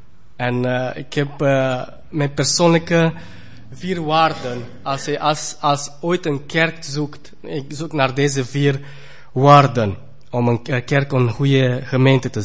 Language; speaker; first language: Dutch; non-native, fluent; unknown